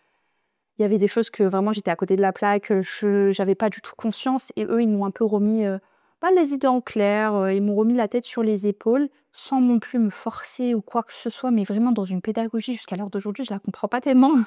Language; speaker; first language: French; native; French